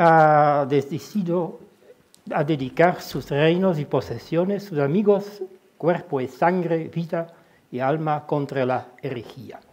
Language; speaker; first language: Spanish; non-native, fluent; Dutch